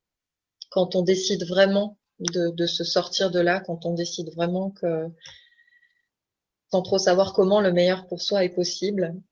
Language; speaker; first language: French; native; French